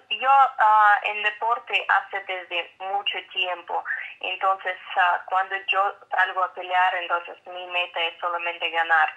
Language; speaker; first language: Spanish; non-native, fluent; Russian